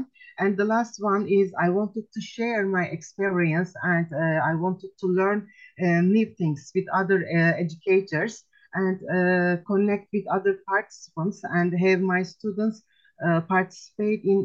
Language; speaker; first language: English; non-native, fluent; Turkish